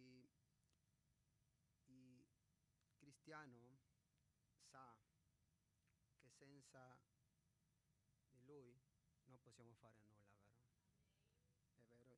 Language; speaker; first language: Italian; non-native, fluent; Spanish